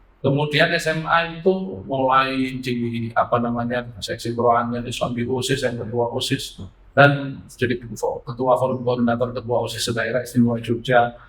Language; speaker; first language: Indonesian; native; Indonesian